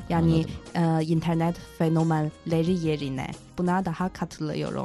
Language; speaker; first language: Turkish; non-native, fluent; Chinese